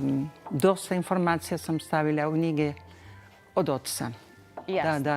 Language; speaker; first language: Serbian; early bilingual, heritage; Spanish